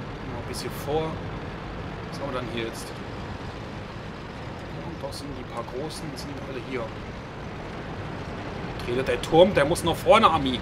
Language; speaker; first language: German; native; German